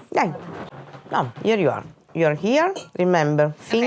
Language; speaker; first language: English; non-native, fluent; Italian